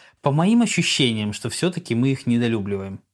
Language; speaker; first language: Russian; native; Russian